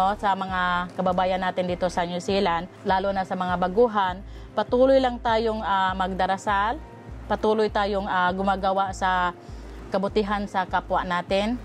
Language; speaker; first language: Filipino; non-native, local second language; Cebuano